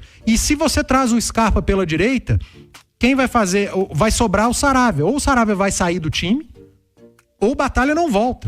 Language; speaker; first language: Portuguese; native; Portuguese